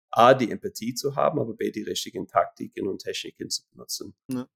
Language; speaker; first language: German; non-native, fluent; English